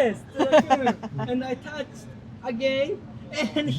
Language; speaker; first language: English; non-native, learner; Japanese